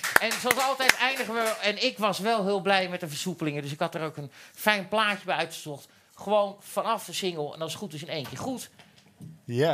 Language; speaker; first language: Dutch; native; Dutch